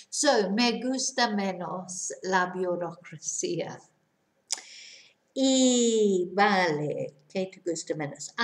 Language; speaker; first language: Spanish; non-native, fluent; English